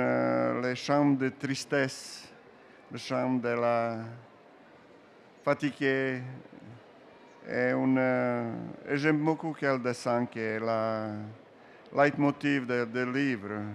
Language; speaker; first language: French; non-native, learner; Serbian